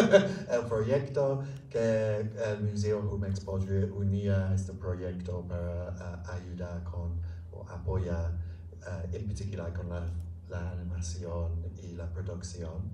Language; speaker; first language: Spanish; non-native, fluent; English